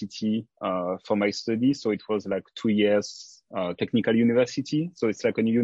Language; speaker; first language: English; non-native, fluent; French